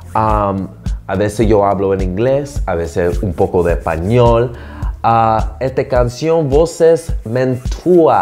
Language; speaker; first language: Spanish; early bilingual, heritage; Spanish